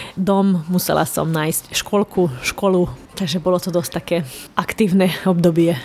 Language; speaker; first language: Slovak; non-native, local second language; Hungarian